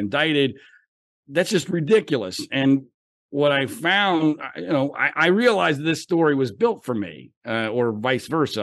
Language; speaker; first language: English; native; English